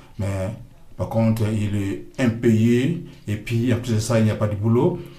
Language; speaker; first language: French; non-native, local second language; Lingala